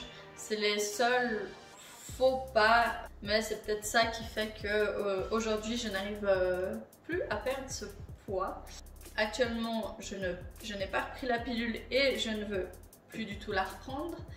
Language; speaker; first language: French; native; French